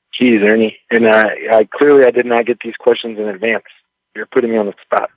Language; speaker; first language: English; early bilingual, other home language; Spanish